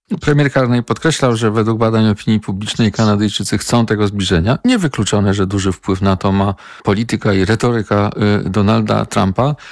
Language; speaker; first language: Polish; native; Polish